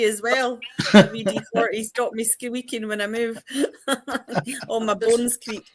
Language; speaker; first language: English; native; English